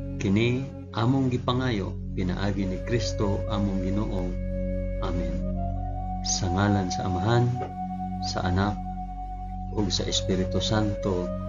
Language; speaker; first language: Cebuano; non-native, local second language; Hiligaynon